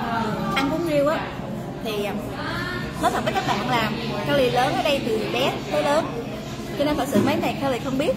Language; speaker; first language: Vietnamese; early bilingual, heritage; Vietnamese